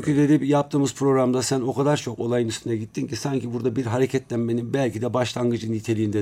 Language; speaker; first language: Turkish; native; Turkish